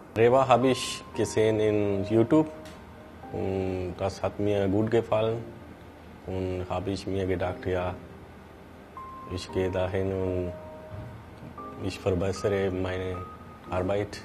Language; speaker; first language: German; non-native, learner; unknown